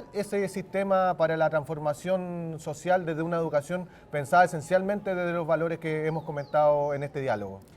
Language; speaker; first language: Spanish; native; Spanish